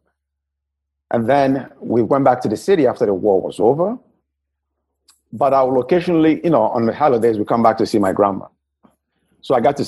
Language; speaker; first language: English; non-native, local second language; Igbo